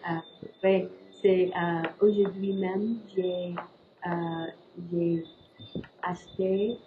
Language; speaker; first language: French; non-native, learner; English